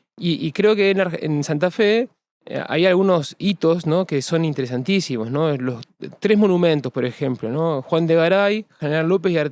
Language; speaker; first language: Spanish; native; Spanish